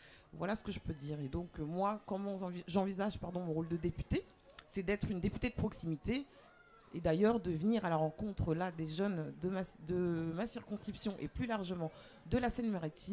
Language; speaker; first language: French; native; French